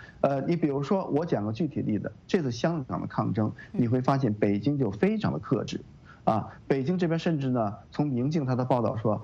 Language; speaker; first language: Chinese; native; Chinese